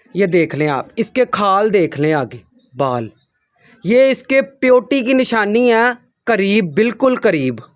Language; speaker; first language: Urdu; non-native, local second language; Punjabi